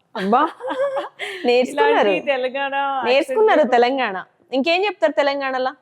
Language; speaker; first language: Telugu; native; Telugu